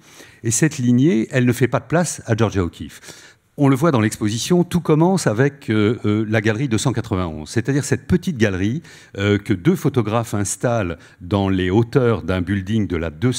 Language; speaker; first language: French; native; French